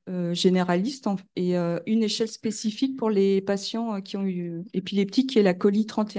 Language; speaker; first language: French; native; French